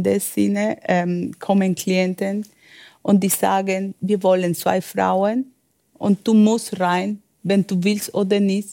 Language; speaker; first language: German; non-native, learner; Spanish